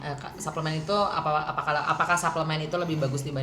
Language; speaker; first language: Indonesian; native; Indonesian